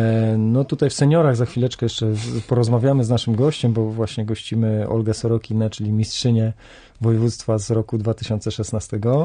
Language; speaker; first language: Polish; native; Polish